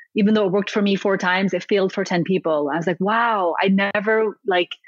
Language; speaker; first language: English; early bilingual, other home language; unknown